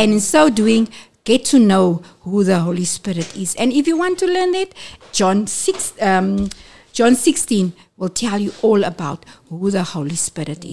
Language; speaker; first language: English; non-native, local second language; Afrikaans